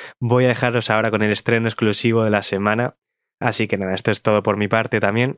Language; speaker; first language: Spanish; native; Spanish